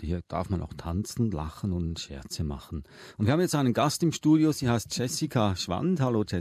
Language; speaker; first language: German; native; German